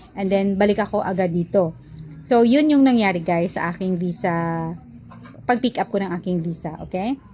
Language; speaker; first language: Filipino; non-native, local second language; Cebuano